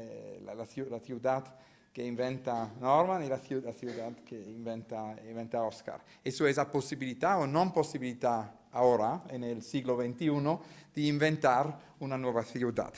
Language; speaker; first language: Spanish; non-native, learner; Italian